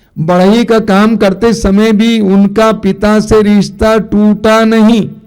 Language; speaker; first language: Hindi; non-native, local second language; Malayalam